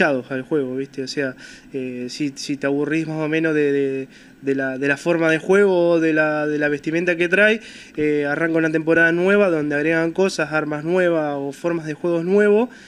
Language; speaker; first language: Spanish; native; Spanish